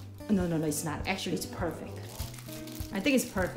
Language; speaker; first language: English; non-native, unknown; Korean